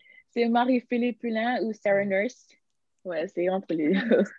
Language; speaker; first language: French; non-native, learner; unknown